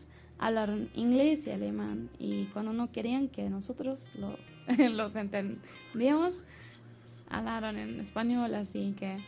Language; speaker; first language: Spanish; non-native, learner; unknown